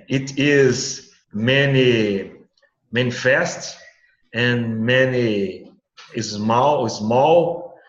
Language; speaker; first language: English; non-native, learner; Portuguese